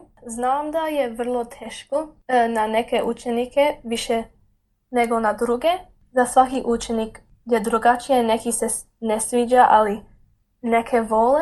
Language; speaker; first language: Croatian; early bilingual, heritage; Croatian